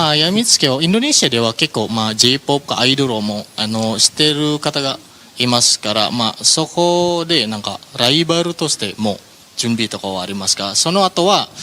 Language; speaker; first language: Japanese; non-native, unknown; Indonesian